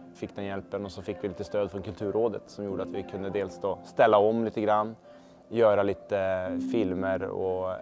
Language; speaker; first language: Swedish; native; Swedish